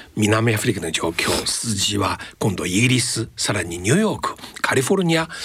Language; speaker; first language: Japanese; non-native, fluent; Chinese